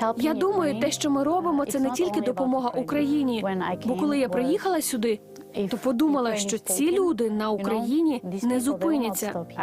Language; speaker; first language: Ukrainian; non-native, fluent; Portuguese